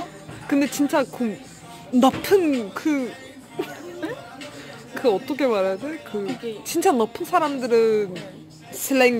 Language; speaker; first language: Korean; non-native, learner; Turkish